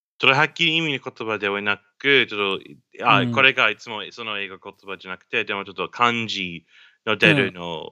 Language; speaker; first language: Japanese; non-native, learner; English